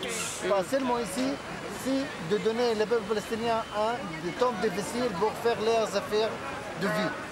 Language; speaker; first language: French; non-native, learner; Arabic